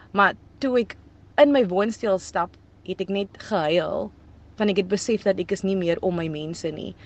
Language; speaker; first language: Afrikaans; native; Afrikaans